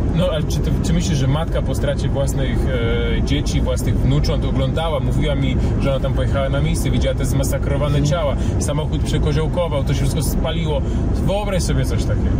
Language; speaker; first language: Polish; native; Polish